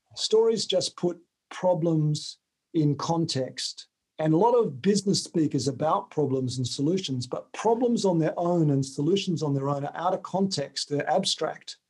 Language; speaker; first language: English; native; English